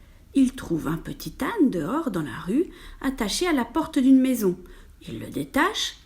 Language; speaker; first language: French; native; French